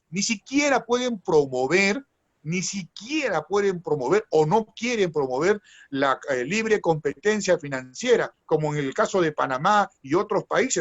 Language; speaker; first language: Spanish; native; Spanish